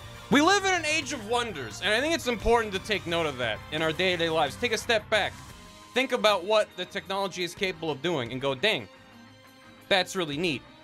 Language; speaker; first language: English; native; English